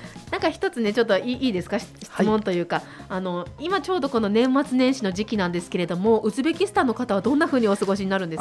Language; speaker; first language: Japanese; native; Japanese